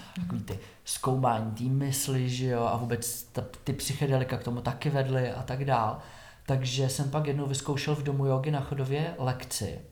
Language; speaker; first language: Czech; native; Czech